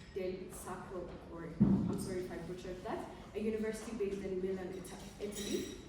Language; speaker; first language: English; non-native, local second language; Amharic